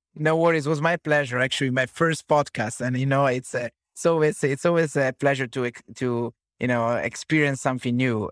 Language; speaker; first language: English; non-native, fluent; Italian